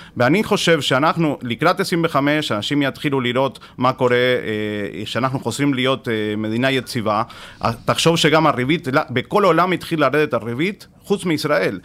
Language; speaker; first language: Hebrew; non-native, fluent; Spanish